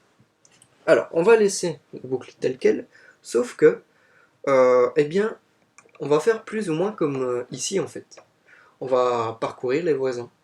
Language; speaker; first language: French; native; French